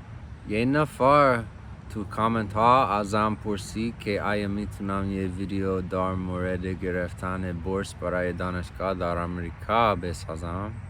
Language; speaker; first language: Persian; non-native, fluent; English